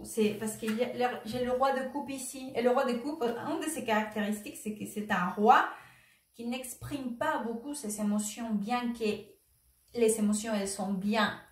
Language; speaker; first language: French; non-native, fluent; Spanish